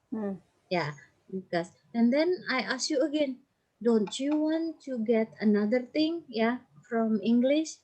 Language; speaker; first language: English; non-native, fluent; Indonesian